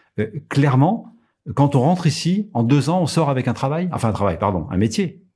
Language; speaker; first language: French; native; French